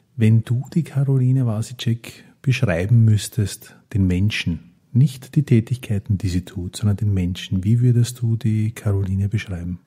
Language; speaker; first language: German; native; German